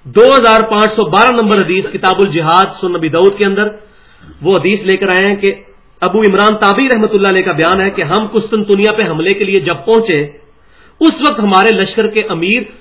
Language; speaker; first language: Urdu; non-native, local second language; Punjabi